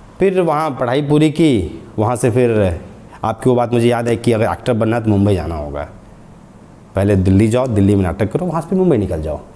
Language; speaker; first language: Hindi; native; Hindi